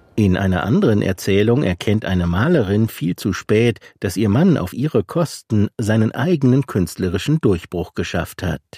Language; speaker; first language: German; native; German